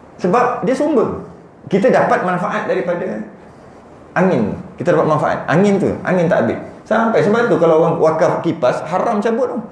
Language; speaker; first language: Malay; native; Malay